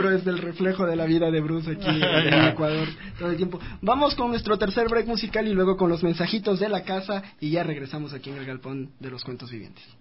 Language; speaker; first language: Spanish; native; Spanish